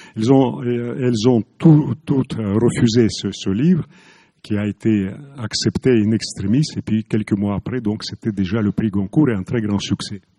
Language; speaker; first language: French; non-native, fluent; Russian